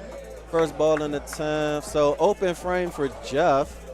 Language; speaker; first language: English; native; English